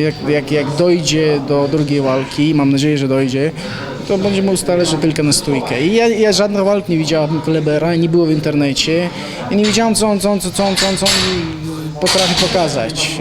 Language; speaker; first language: Polish; non-native, learner; Chechen